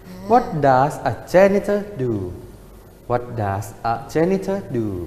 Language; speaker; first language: English; non-native, fluent; Thai